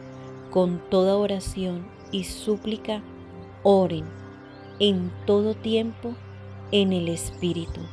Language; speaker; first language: Spanish; native; Spanish